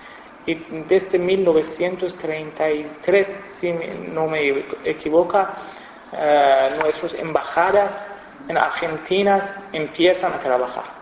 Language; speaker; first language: Spanish; non-native, fluent; Persian